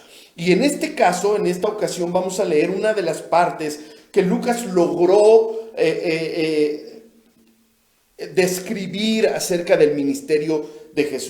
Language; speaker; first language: Spanish; native; Spanish